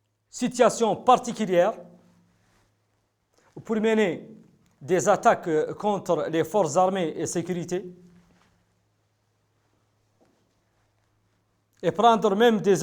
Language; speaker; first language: French; non-native, local second language; Arabic